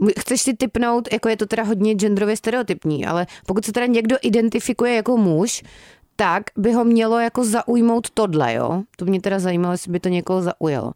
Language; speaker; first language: Czech; native; Czech